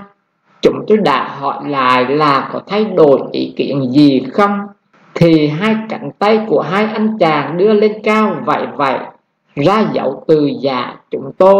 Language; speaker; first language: Vietnamese; native; Vietnamese